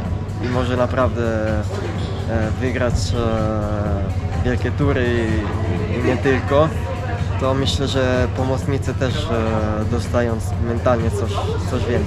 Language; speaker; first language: Polish; non-native, fluent; Italian